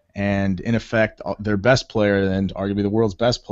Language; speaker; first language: English; native; English